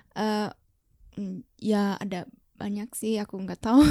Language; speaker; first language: Indonesian; early bilingual, other home language; German